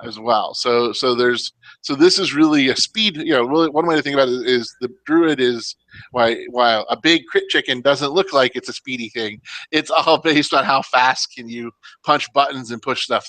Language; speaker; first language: English; native; English